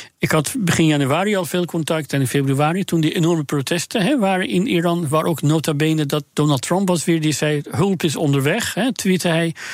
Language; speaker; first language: Dutch; non-native, fluent; Persian